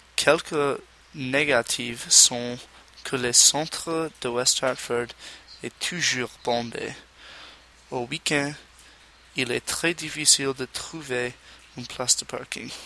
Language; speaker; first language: French; non-native, learner; English